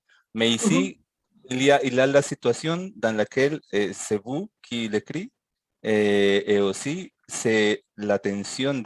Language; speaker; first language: French; non-native, fluent; Spanish